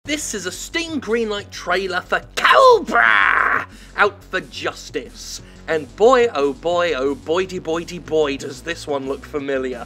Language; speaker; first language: English; native; English